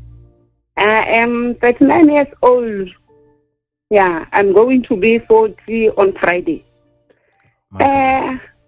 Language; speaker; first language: English; non-native, local second language; Southern Sotho